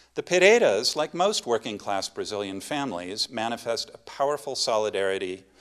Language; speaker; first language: English; native; English